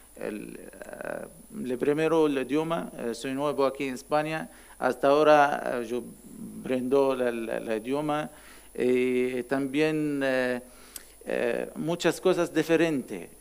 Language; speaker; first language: Spanish; non-native, learner; Arabic